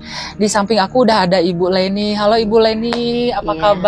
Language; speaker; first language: Indonesian; native; Indonesian